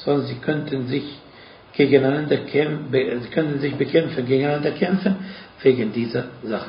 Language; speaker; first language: German; non-native, fluent; Arabic